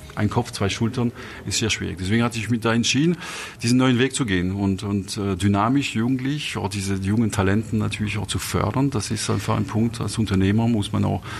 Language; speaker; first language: German; non-native, fluent; French